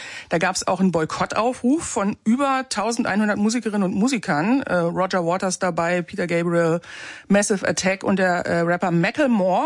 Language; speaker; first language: German; native; German